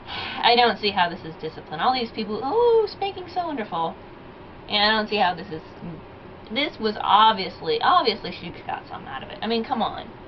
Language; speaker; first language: English; native; English